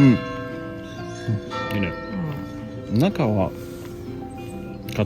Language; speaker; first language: Japanese; non-native, fluent; French